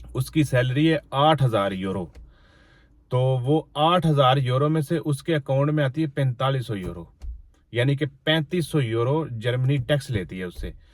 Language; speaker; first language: Urdu; non-native, local second language; Punjabi